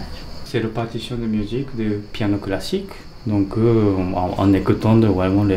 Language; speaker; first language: French; non-native, fluent; Japanese